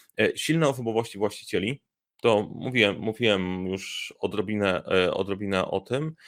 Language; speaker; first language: Polish; native; Polish